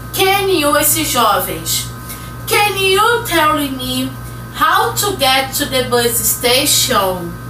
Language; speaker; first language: English; non-native, fluent; Portuguese